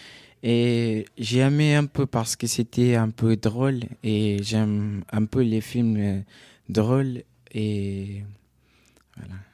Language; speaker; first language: French; non-native, learner; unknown